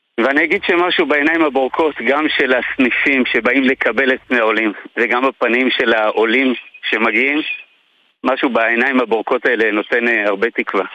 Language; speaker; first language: Hebrew; early bilingual, other home language; French